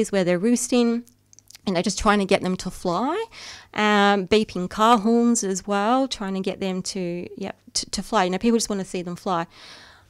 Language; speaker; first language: English; native; English